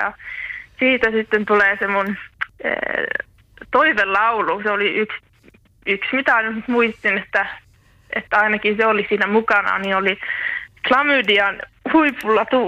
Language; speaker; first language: Finnish; native; Finnish